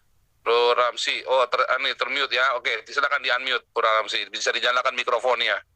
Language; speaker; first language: Indonesian; native; Indonesian